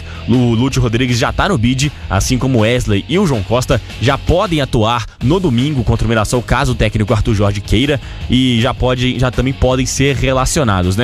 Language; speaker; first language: Portuguese; native; Portuguese